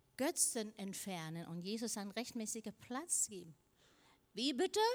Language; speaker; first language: German; non-native, fluent; Danish